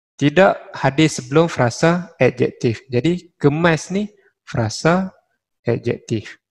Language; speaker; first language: Malay; native; Malay